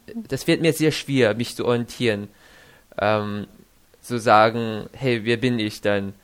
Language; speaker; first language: German; non-native, fluent; Chinese